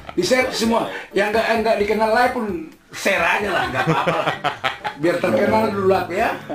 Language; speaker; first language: Indonesian; native; Indonesian